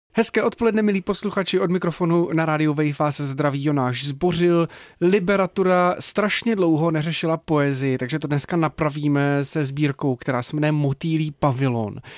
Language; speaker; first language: Czech; native; Czech